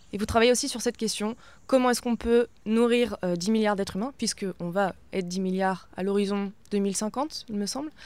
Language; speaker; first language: French; native; French